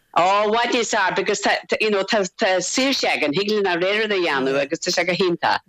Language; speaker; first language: Irish; native; Irish